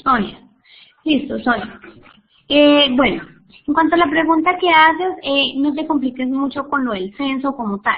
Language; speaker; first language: Spanish; native; Spanish